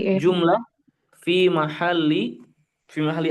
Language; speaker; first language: Arabic; non-native, fluent; Indonesian